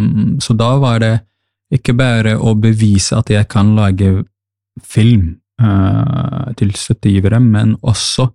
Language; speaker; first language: Norwegian; non-native, fluent; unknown